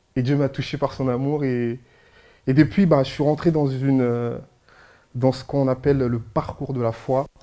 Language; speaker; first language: French; early bilingual, other home language; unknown